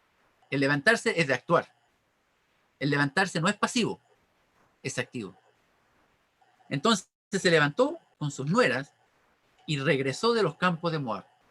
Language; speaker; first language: Spanish; native; Spanish